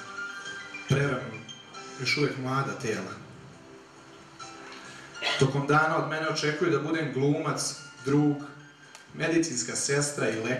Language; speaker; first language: Serbian; native; Serbian